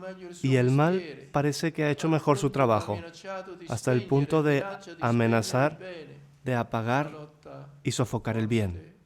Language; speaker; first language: Spanish; non-native, fluent; Italian